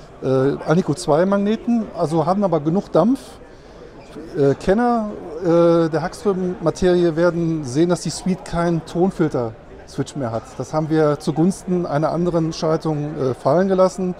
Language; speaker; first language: German; native; German